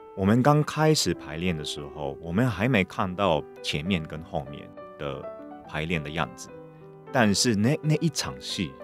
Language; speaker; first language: Chinese; non-native, fluent; Japanese